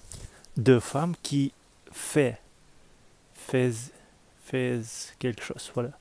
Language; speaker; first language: French; non-native, learner; Russian